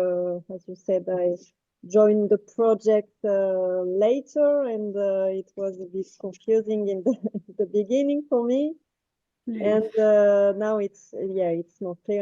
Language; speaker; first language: English; non-native, fluent; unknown